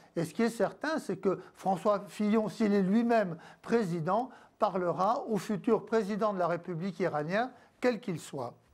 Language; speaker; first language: French; native; French